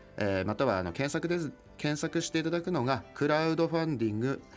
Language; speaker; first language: Japanese; native; Japanese